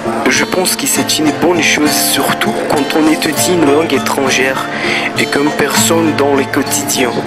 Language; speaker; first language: French; non-native, learner; Portuguese